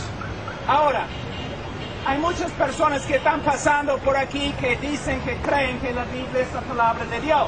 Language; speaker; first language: Spanish; non-native, fluent; English